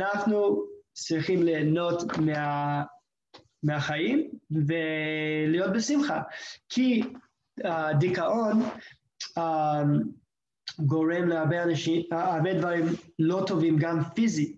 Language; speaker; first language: Hebrew; non-native, fluent; English